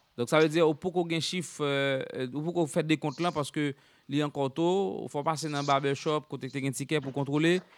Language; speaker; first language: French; non-native, local second language; Haitian Creole